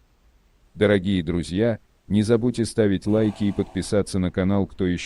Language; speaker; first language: Russian; non-native, local second language; Chechen